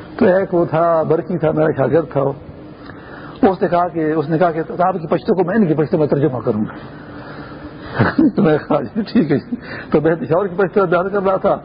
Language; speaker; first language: Urdu; non-native, local second language; Pashto